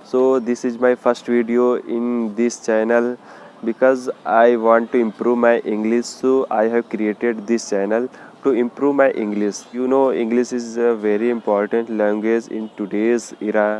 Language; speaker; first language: English; non-native, learner; Hindi